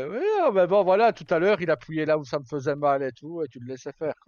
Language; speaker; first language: French; native; French